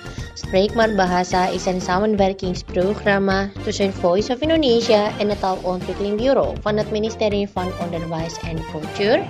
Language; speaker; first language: Dutch; non-native, fluent; Indonesian